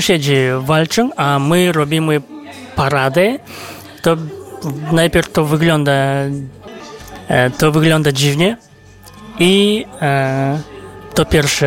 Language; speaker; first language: Polish; non-native, fluent; Kazakh